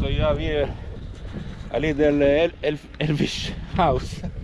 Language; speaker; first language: English; non-native, fluent; Italian